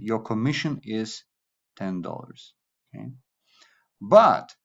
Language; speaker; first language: English; non-native, fluent; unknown